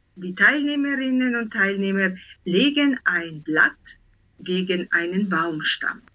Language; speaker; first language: German; non-native, fluent; Italian